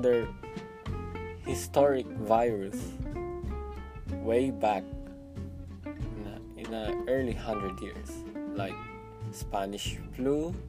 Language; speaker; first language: English; non-native, local second language; Filipino